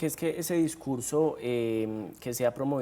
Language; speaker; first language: Spanish; native; Spanish